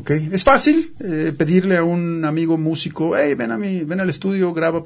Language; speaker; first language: Spanish; native; Spanish